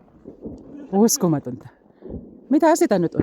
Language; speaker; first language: Finnish; non-native, learner; Filipino